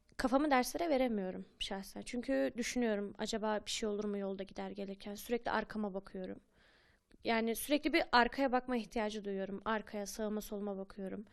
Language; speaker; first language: Turkish; native; Turkish